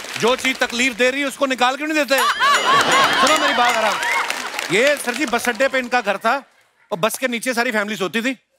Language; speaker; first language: Hindi; non-native, local second language; Punjabi